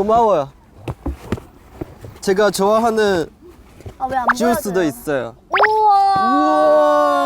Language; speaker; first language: Korean; non-native, fluent; Chinese